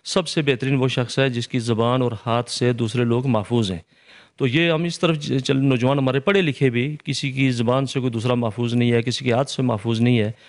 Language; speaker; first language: Urdu; non-native, local second language; Punjabi